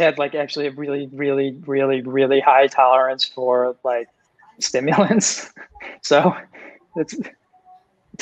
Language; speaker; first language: English; native; English